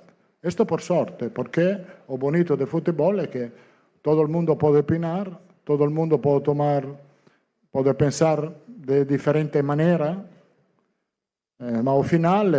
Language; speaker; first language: Portuguese; non-native, fluent; Italian